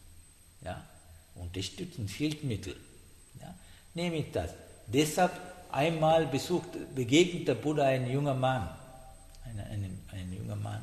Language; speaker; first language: German; non-native, learner; Sinhala